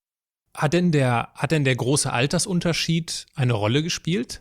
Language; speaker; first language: German; native; German